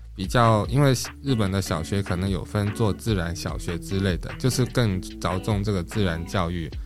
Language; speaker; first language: Chinese; non-native, local second language; Japanese